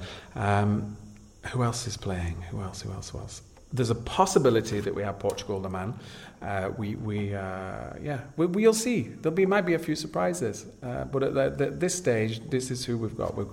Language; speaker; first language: English; native; English